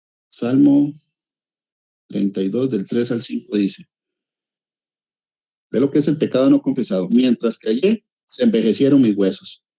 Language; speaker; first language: Spanish; native; Spanish